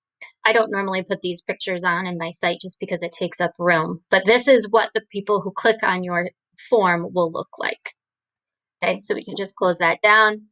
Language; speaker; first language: English; native; English